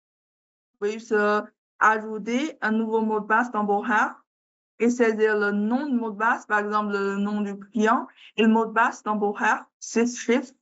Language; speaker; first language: French; non-native, learner; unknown